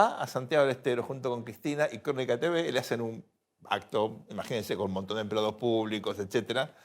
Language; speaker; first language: Spanish; native; Spanish